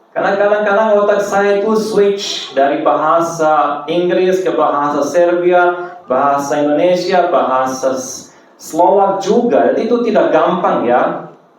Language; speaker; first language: Indonesian; non-native, fluent; Serbian